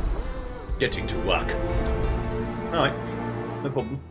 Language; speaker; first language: English; native; English